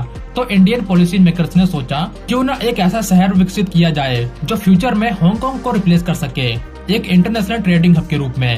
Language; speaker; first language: Hindi; native; Hindi